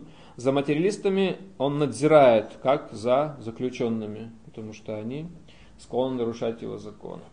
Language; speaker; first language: Russian; native; Russian